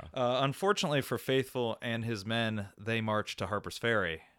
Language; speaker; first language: English; native; English